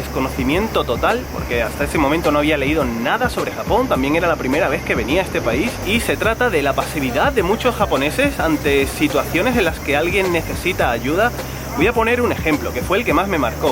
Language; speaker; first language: Spanish; native; Spanish